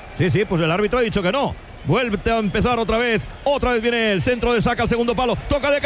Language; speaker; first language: Spanish; native; Spanish